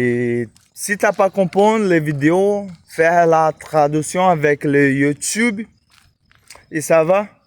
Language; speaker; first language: French; non-native, learner; Portuguese